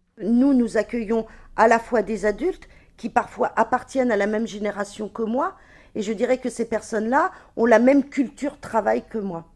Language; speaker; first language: French; native; French